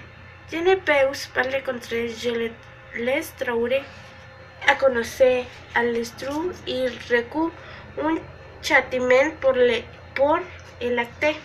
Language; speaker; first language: French; non-native, learner; Spanish